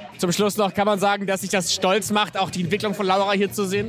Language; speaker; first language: German; native; German